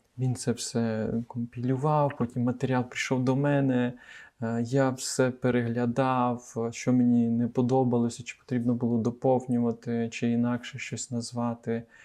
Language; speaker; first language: Ukrainian; native; Ukrainian